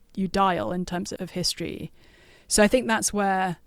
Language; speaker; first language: English; native; English